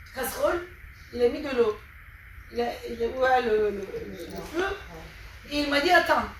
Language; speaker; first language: French; non-native, fluent; Turkish